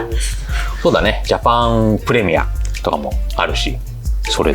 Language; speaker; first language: Japanese; native; Japanese